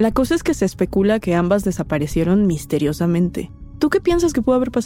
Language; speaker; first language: Spanish; native; Spanish